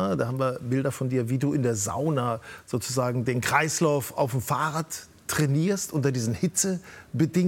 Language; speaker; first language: German; native; German